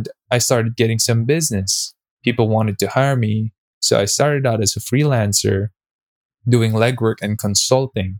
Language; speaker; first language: English; non-native, local second language; Filipino